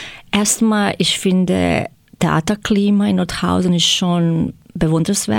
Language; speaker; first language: German; non-native, fluent; Croatian